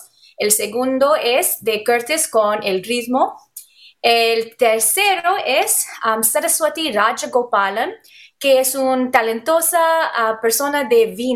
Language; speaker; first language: Spanish; non-native, learner; English